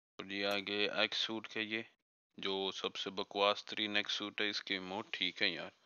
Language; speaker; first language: Urdu; non-native, local second language; Punjabi